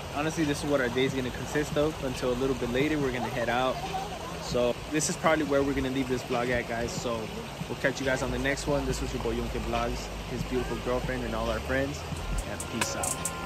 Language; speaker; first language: English; early bilingual, other home language; Spanish